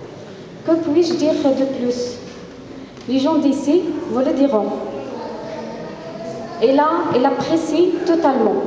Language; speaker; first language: French; non-native, learner; Arabic